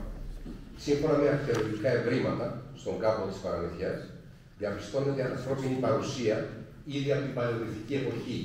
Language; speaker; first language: Greek; native; Greek